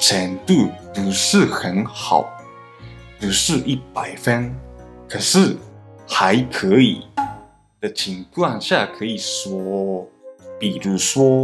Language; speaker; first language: Chinese; non-native, fluent; Japanese